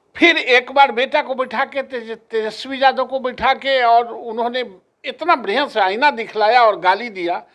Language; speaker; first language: Hindi; native; Hindi